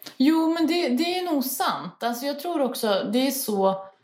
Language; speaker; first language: Swedish; native; Swedish